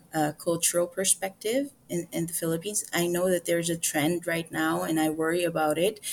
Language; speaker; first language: English; non-native, local second language; Filipino